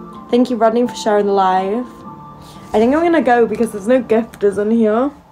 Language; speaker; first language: English; native; English